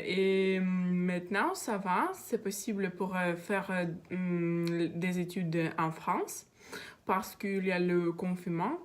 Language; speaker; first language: French; non-native, learner; Russian